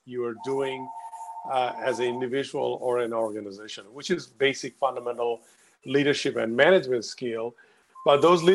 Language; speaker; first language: English; non-native, local second language; Bangla